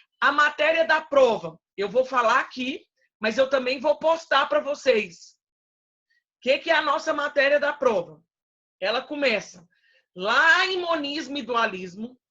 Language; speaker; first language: Portuguese; native; Portuguese